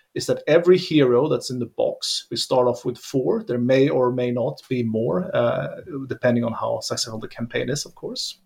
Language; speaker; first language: English; non-native, fluent; Swedish